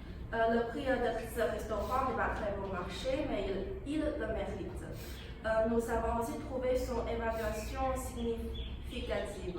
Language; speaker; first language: French; non-native, learner; Chinese